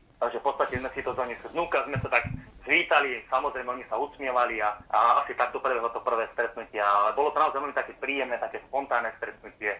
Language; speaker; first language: Slovak; native; Slovak